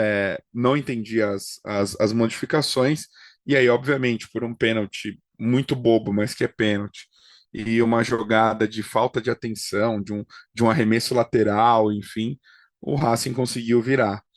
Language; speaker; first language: Portuguese; native; Portuguese